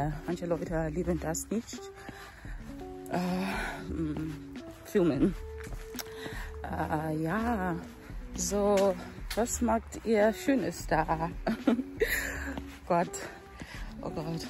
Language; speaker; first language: German; non-native, learner; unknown